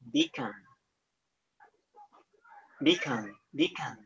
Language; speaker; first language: English; non-native, learner; Spanish